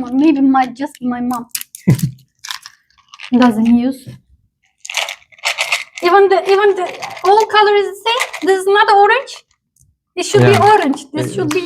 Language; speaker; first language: English; non-native, learner; Turkish